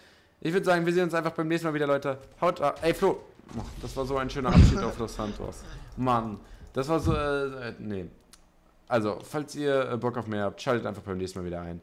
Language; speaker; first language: German; native; German